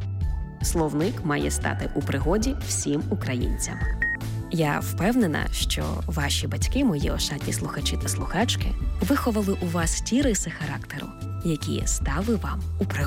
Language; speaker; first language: Ukrainian; native; Ukrainian